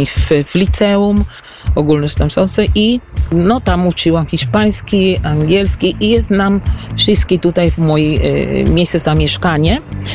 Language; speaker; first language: Polish; non-native, fluent; Spanish